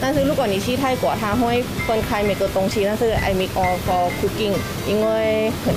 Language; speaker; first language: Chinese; non-native, learner; Thai